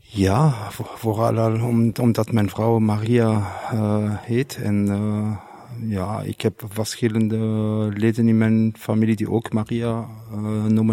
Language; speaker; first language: Dutch; non-native, local second language; French